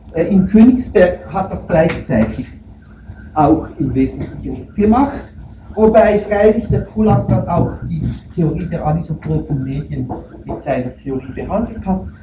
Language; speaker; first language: German; native; German